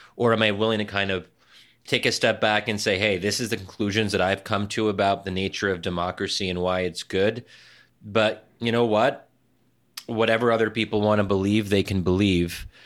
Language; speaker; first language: English; early bilingual, other home language; Arabic